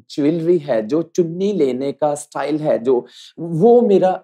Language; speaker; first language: Hindi; native; Hindi